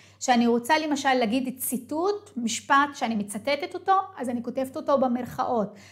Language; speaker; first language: Hebrew; non-native, local second language; Arabic